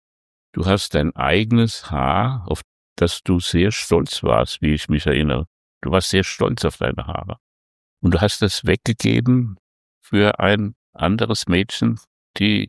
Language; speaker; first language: German; native; German